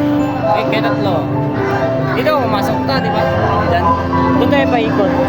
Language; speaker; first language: Filipino; non-native, local second language; Cebuano